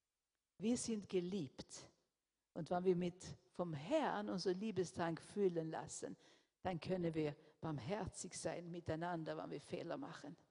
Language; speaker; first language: German; non-native, fluent; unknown